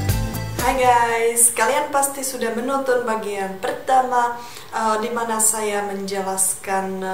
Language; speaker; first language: Indonesian; non-native, fluent; Czech